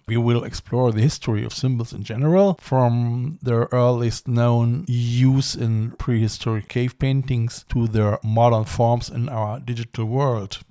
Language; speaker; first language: English; non-native, fluent; German